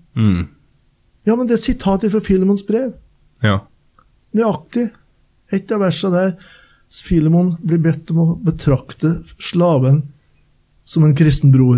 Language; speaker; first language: Norwegian; native; Norwegian